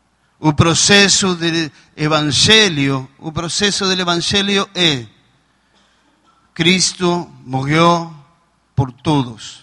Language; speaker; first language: Portuguese; non-native, learner; Spanish